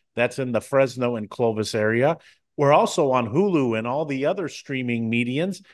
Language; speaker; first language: English; native; English